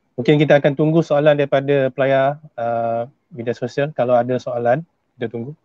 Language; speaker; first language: Malay; native; Malay